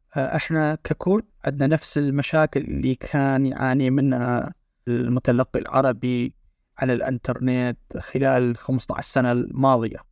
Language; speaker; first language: Arabic; non-native, local second language; Kurdish